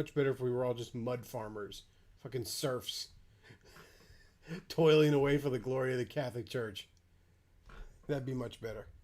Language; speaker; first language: English; native; English